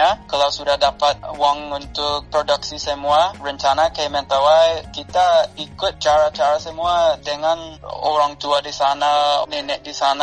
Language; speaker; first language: Indonesian; non-native, fluent; English